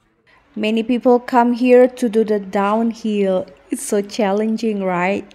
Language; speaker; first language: English; non-native, fluent; Indonesian